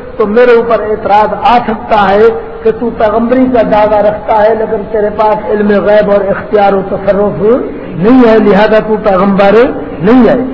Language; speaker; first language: Urdu; non-native, local second language; Punjabi